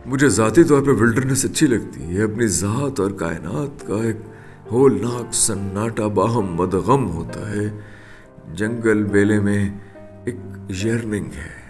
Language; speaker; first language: Urdu; non-native, local second language; Punjabi